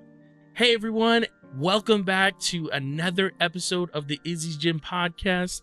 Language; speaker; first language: English; native; English